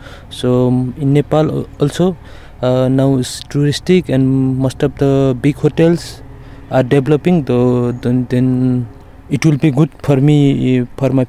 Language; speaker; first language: English; non-native, learner; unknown